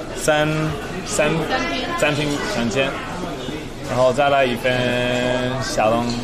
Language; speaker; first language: Chinese; non-native, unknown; English